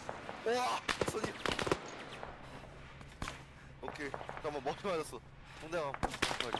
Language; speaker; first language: Korean; native; Korean